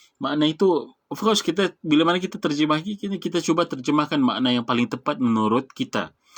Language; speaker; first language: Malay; native; Malay